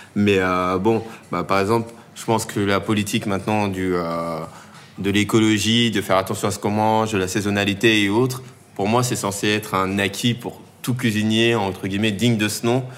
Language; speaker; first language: French; native; French